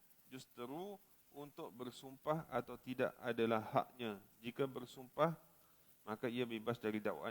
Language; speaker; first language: Malay; native; Malay